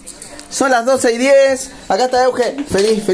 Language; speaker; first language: Spanish; native; Spanish